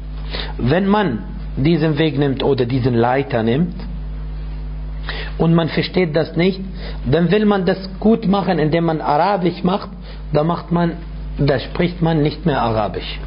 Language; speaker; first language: German; non-native, fluent; Arabic